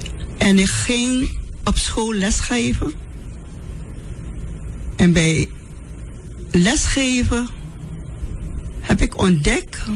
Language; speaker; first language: Dutch; non-native, local second language; Sranan Tongo